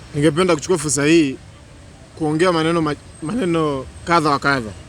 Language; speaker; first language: Swahili; non-native, local second language; Luyia